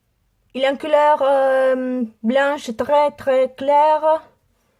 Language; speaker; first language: French; non-native, learner; Italian